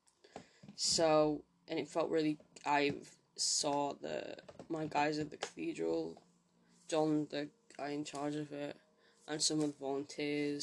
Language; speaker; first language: English; native; English